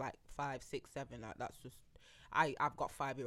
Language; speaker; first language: English; native; English